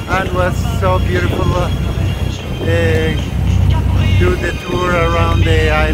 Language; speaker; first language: English; non-native, fluent; Spanish